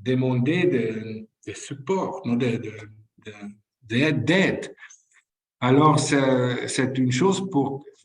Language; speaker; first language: French; non-native, fluent; Spanish